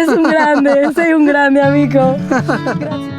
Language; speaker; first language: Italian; non-native, learner; Spanish